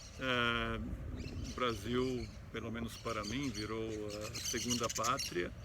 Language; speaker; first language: Portuguese; non-native, fluent; Serbian